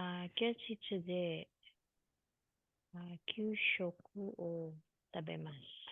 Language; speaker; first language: Japanese; non-native, learner; Filipino